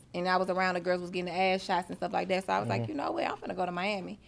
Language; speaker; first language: English; native; English